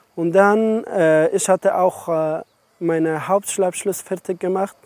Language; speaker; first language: German; non-native, learner; Persian